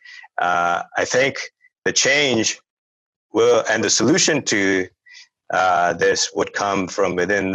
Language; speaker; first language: English; non-native, local second language; Urdu